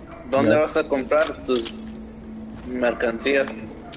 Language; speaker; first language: Spanish; early bilingual, heritage; Spanish